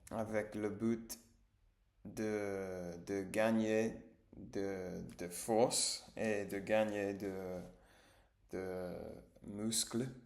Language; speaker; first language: French; non-native, learner; English